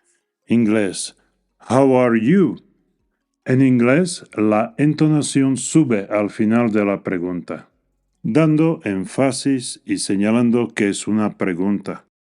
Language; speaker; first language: Spanish; non-native, fluent; English